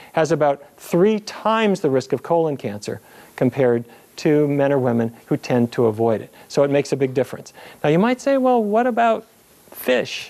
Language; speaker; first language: English; native; English